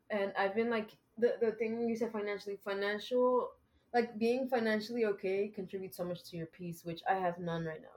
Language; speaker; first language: English; early bilingual, other home language; Spanish